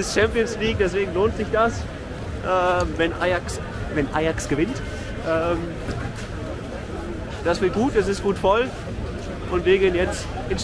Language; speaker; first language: German; native; German